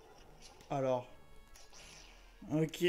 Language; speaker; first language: French; native; French